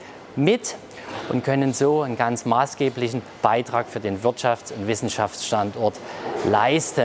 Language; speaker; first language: German; native; German